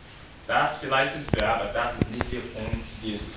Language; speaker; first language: German; non-native, learner; English